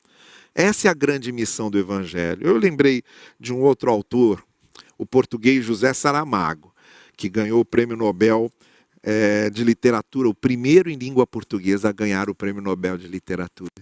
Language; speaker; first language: Portuguese; native; Portuguese